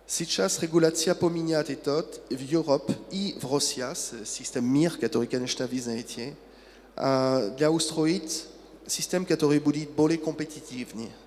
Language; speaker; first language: Russian; non-native, learner; French